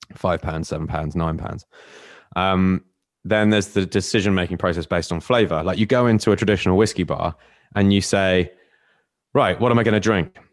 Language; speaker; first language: English; native; English